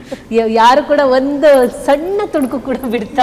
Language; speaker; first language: Kannada; native; Kannada